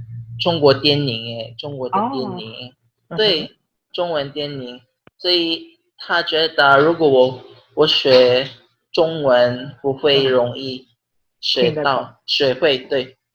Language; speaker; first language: Chinese; non-native, learner; Filipino